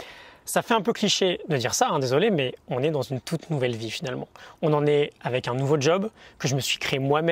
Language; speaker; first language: French; native; French